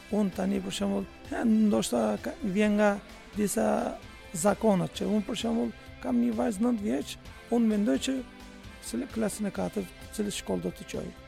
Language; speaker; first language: Albanian; non-native, fluent; Turkish